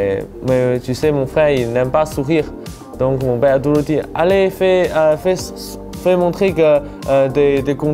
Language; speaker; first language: French; early bilingual, heritage; French